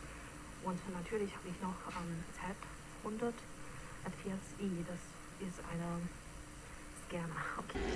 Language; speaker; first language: German; non-native, fluent; Chinese